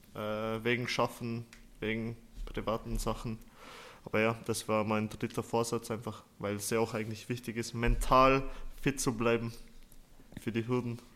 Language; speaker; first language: German; early bilingual, other home language; Turkish